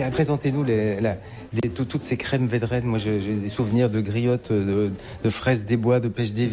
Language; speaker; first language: French; native; French